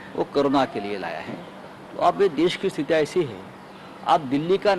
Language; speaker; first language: Hindi; non-native, local second language; Marathi